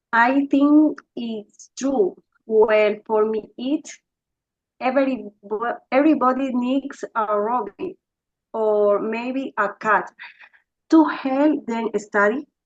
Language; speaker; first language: English; non-native, learner; Spanish